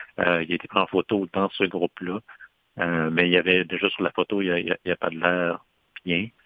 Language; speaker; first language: French; native; French